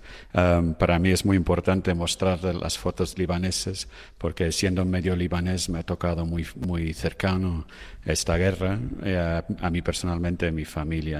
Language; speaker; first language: Spanish; non-native, fluent; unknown